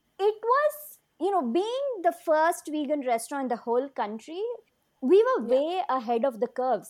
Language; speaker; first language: English; non-native, local second language; Kannada